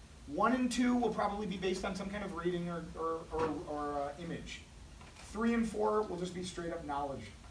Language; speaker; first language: English; native; English